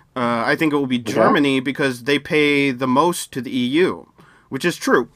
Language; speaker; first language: English; native; English